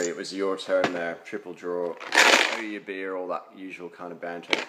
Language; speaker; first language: English; native; English